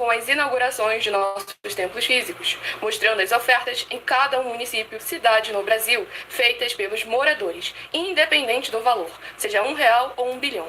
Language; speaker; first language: Portuguese; native; Portuguese